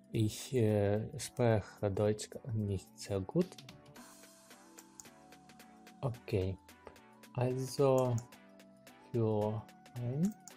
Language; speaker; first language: German; non-native, learner; Ukrainian